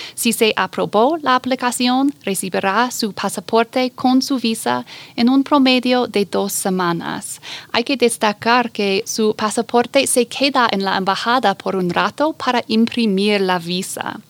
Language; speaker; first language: Spanish; non-native, fluent; English